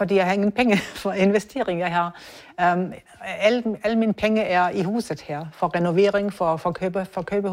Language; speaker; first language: Danish; non-native, learner; German